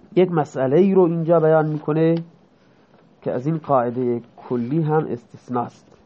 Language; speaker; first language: Persian; non-native, local second language; Baluchi